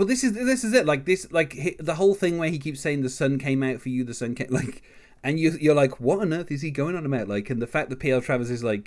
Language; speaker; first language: English; native; English